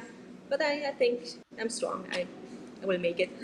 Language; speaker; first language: English; non-native, learner; Italian